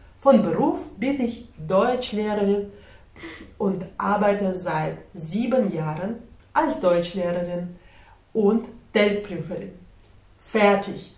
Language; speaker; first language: German; non-native, fluent; Russian